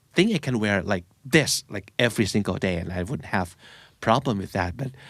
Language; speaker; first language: English; non-native, fluent; Thai